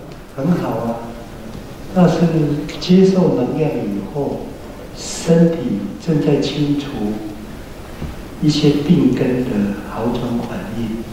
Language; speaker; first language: Chinese; native; Chinese